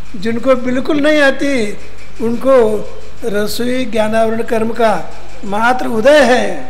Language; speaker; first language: Hindi; non-native, local second language; Kannada